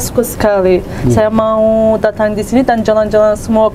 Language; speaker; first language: Indonesian; non-native, learner; Turkish